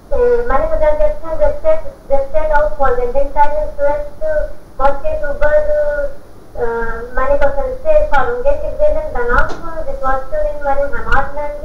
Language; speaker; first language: German; non-native, learner; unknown